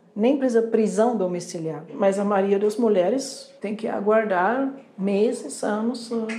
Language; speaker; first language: Portuguese; non-native, fluent; German